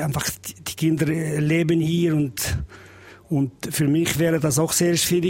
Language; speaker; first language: German; non-native, learner; Albanian